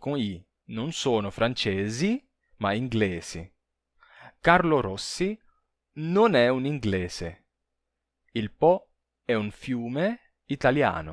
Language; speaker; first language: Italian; non-native, fluent; Portuguese